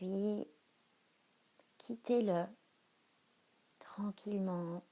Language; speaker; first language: French; native; French